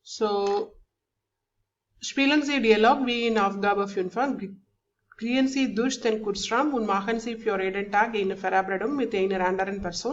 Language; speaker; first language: German; non-native, learner; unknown